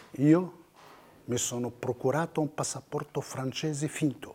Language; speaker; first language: Italian; non-native, fluent; Riffian